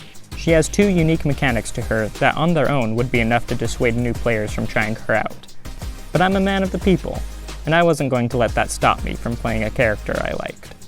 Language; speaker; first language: English; native; English